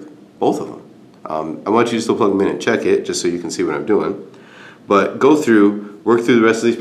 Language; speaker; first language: English; native; English